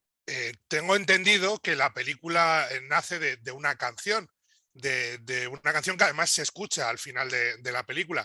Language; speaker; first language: Spanish; native; Spanish